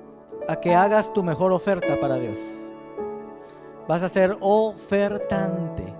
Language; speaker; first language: Spanish; native; Spanish